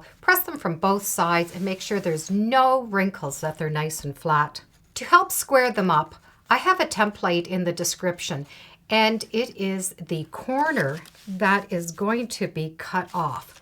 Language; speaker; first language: English; native; English